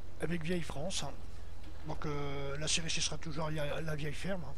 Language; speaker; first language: French; native; French